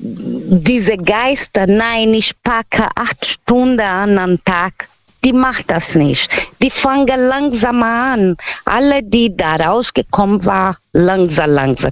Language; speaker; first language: German; non-native, learner; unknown